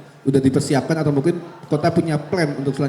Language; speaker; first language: Indonesian; native; Indonesian